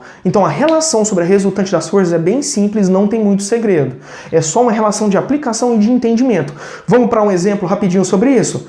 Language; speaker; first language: Portuguese; native; Portuguese